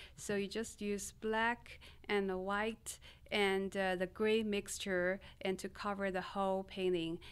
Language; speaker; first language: English; non-native, fluent; Chinese